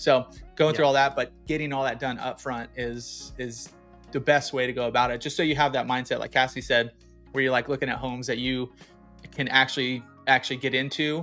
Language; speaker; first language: English; native; English